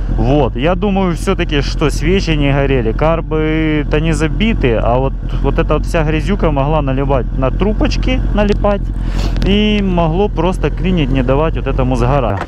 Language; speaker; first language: Russian; native; Russian